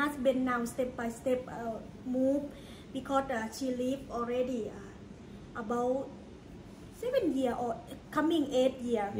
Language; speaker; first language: English; non-native, learner; Thai